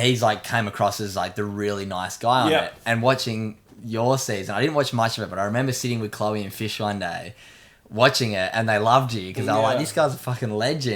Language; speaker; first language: English; native; English